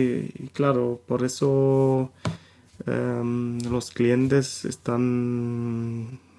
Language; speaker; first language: Spanish; non-native, fluent; German